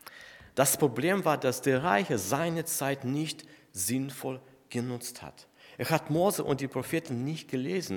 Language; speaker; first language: German; non-native, fluent; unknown